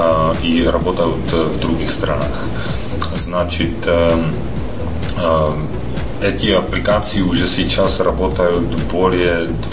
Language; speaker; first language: Russian; non-native, fluent; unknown